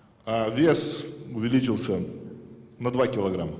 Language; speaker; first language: Russian; native; Russian